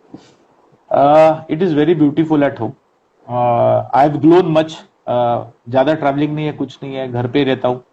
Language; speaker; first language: Hindi; non-native, local second language; Marathi